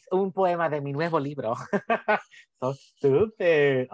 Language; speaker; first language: Spanish; early bilingual, heritage; Spanish